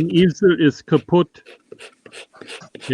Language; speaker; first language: German; non-native, learner; English